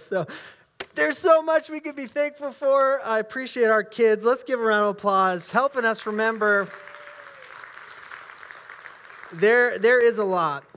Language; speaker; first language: English; native; English